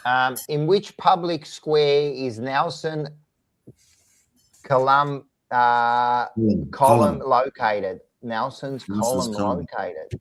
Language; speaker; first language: English; native; English